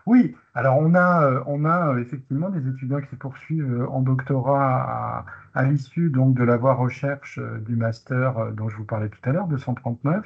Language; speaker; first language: French; native; French